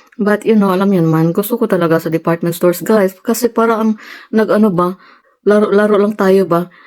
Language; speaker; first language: Filipino; non-native, local second language; Cebuano